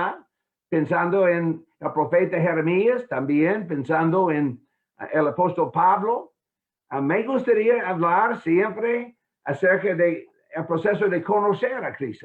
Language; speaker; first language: Spanish; non-native, fluent; English